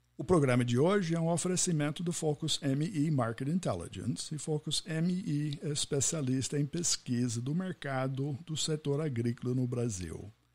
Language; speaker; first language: Portuguese; non-native, fluent; English